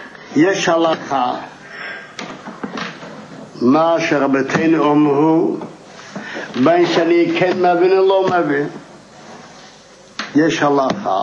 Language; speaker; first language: Hebrew; non-native, fluent; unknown